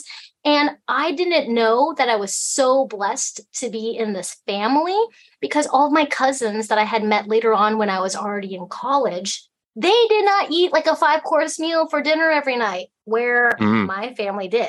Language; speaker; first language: English; early bilingual, other home language; Cantonese